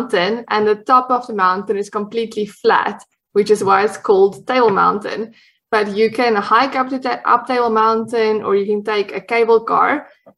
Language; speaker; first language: English; non-native, local second language; Afrikaans